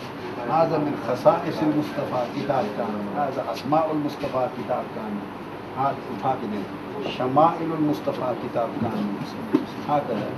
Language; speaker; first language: Arabic; non-native, learner; Urdu